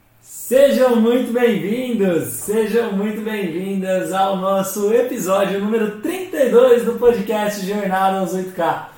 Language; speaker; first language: Portuguese; native; Portuguese